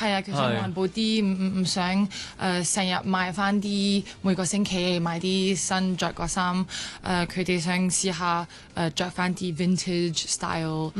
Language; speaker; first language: Cantonese; early bilingual, other home language; French